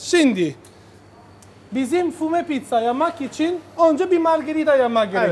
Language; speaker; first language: Turkish; non-native, learner; Italian